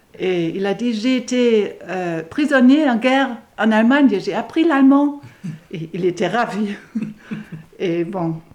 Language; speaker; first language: French; non-native, fluent; German